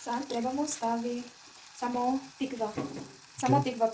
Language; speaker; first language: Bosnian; non-native, learner; Filipino